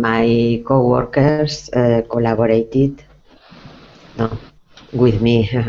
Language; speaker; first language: English; non-native, learner; Spanish